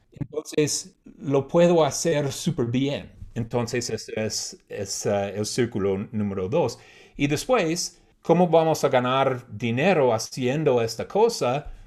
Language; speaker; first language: Spanish; non-native, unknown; English